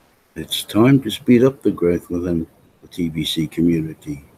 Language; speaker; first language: English; native; English